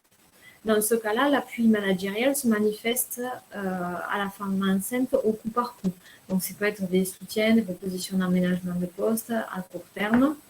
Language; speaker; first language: French; native; French